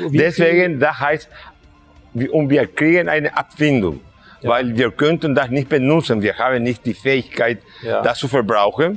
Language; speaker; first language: German; non-native, fluent; Spanish